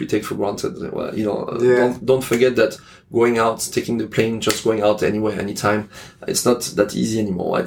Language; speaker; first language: English; non-native, fluent; French